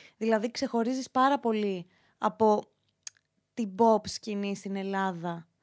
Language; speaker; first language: Greek; native; Greek